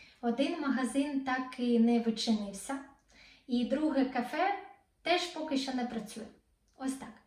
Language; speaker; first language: Ukrainian; non-native, local second language; Russian